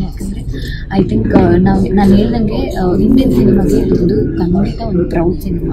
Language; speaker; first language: Kannada; non-native, local second language; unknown